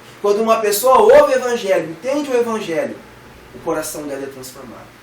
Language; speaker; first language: Portuguese; native; Portuguese